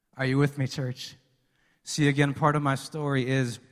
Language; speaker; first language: English; early bilingual, other home language; Spanish